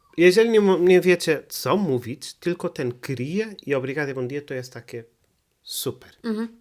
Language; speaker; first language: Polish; non-native, learner; Portuguese